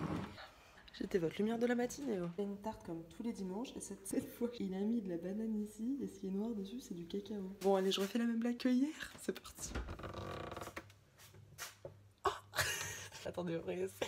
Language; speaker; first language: French; native; French